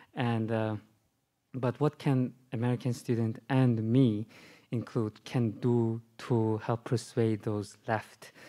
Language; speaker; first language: English; non-native, learner; Chinese